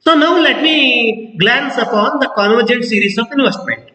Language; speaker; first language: English; non-native, local second language; Kannada